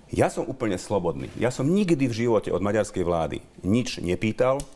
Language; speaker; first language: Slovak; native; Slovak